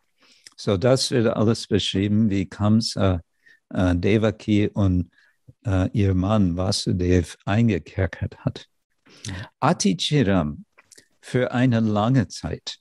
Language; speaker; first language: German; non-native, fluent; English